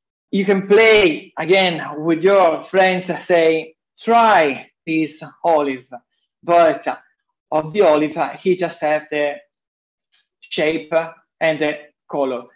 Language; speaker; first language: English; non-native, fluent; Italian